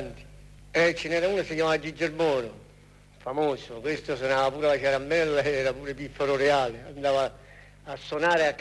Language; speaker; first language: Italian; native; Italian